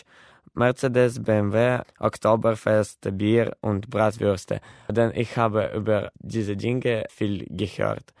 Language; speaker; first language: German; non-native, learner; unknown